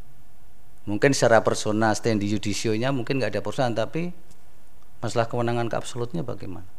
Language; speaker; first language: Indonesian; native; Indonesian